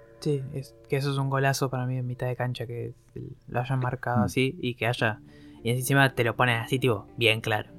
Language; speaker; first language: Spanish; native; Spanish